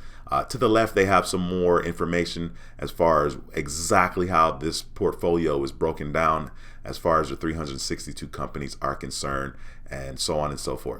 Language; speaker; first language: English; native; English